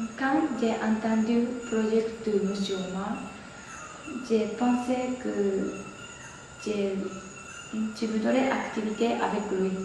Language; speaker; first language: French; non-native, learner; Japanese